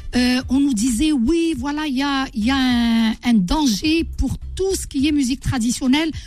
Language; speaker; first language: French; non-native, local second language; Arabic